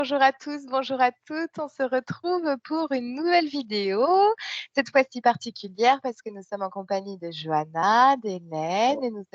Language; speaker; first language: French; native; French